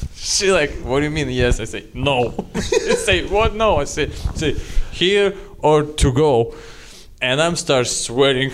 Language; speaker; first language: English; non-native, learner; Russian